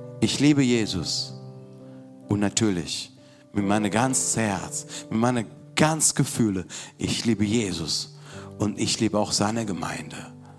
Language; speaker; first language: German; non-native, fluent; Italian